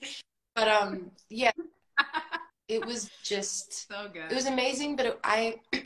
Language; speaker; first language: English; native; English